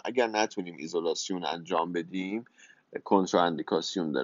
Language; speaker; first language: Persian; native; Persian